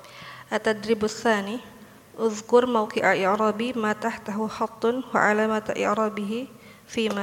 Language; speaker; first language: Arabic; non-native, learner; Indonesian